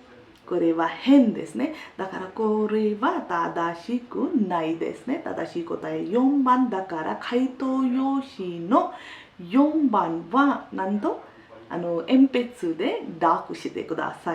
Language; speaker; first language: Japanese; non-native, fluent; Hindi